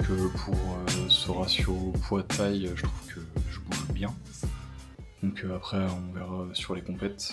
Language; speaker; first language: French; native; French